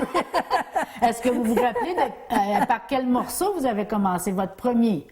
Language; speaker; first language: French; native; French